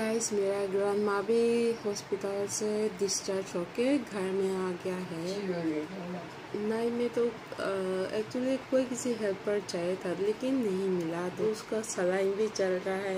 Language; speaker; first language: Hindi; non-native, local second language; Bangla